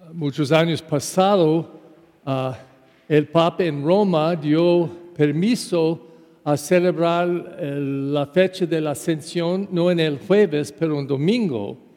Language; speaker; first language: Spanish; non-native, fluent; English